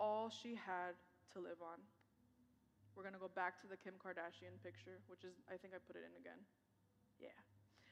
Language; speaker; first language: English; native; English